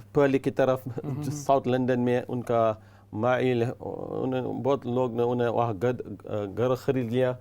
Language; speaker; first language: Urdu; non-native, learner; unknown